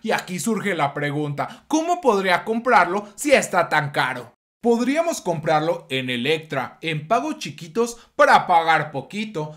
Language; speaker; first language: Spanish; native; Spanish